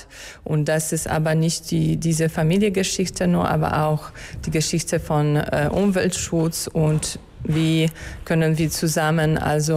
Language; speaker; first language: German; non-native, fluent; Polish